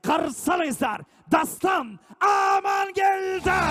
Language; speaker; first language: Kazakh; native; Kazakh